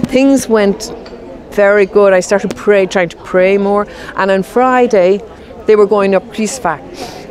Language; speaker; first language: English; native; English